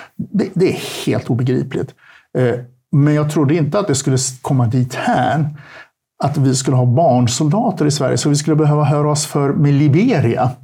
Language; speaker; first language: Swedish; early bilingual, other home language; Turkish